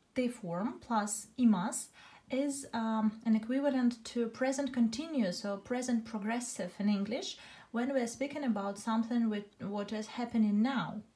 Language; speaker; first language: English; non-native, fluent; Russian